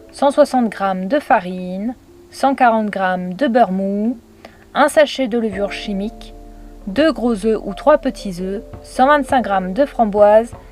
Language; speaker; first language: French; native; French